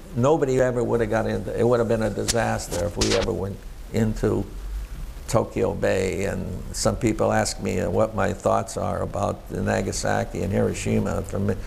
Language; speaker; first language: English; native; English